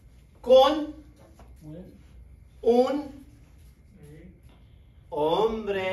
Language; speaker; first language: Spanish; non-native, fluent; English